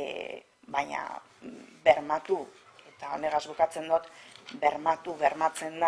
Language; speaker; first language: Basque; native; Basque